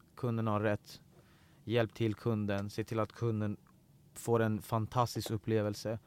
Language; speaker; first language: Swedish; early bilingual, other home language; Persian